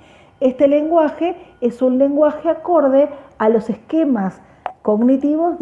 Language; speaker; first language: Spanish; native; Spanish